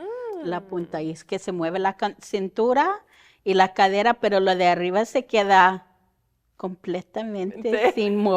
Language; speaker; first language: Spanish; early bilingual, heritage; Spanish